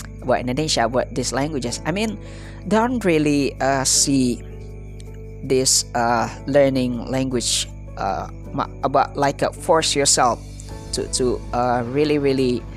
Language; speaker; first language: English; non-native, learner; Indonesian